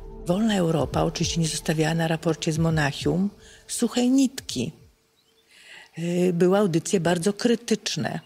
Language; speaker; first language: Polish; native; Polish